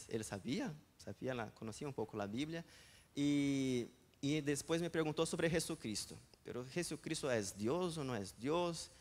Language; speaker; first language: Spanish; non-native, fluent; Portuguese